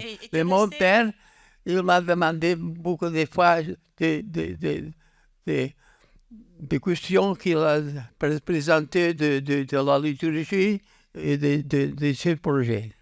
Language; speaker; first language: French; non-native, learner; Catalan